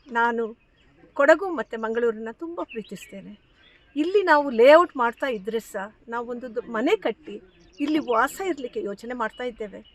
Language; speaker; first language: Kannada; non-native, local second language; Konkani